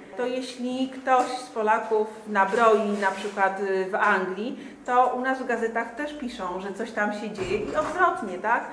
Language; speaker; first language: Polish; native; Polish